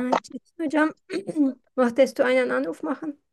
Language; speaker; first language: German; non-native, learner; Turkish